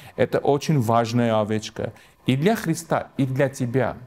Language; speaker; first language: Russian; non-native, local second language; Armenian